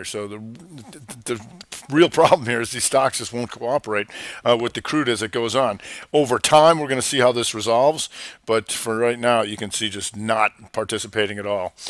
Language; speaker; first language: English; native; English